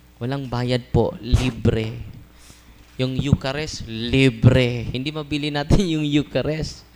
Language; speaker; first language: Filipino; non-native, local second language; Cebuano